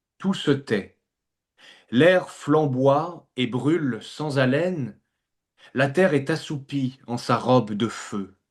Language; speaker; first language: French; native; French